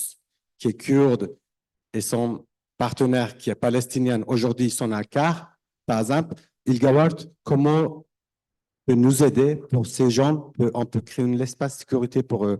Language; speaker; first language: French; non-native, learner; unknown